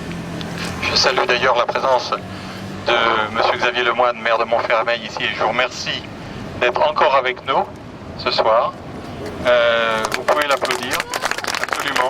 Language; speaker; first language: French; native; French